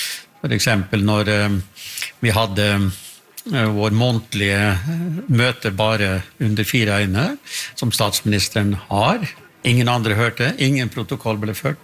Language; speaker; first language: Norwegian; native; Norwegian